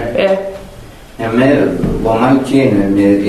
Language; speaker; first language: Danish; non-native, learner; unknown